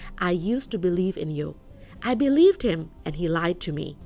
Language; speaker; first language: English; non-native, fluent; Vietnamese